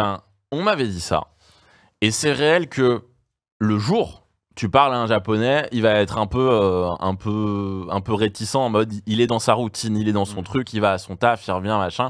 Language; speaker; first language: French; native; French